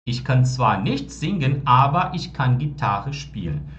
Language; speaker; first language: German; non-native, fluent; Portuguese